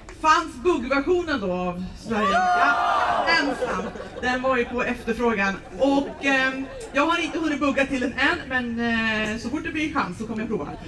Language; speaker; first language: Swedish; native; Swedish